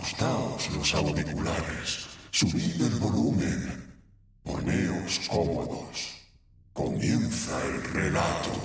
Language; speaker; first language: Spanish; native; Spanish